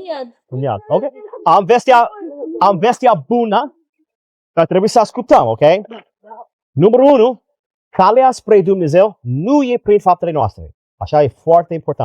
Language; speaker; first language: Romanian; non-native, learner; English